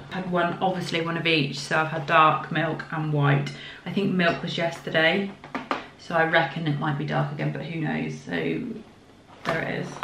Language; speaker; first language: English; native; English